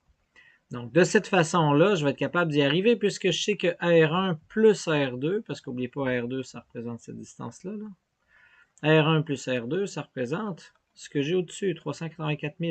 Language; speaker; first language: French; native; French